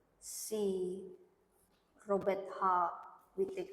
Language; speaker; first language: English; non-native, learner; Indonesian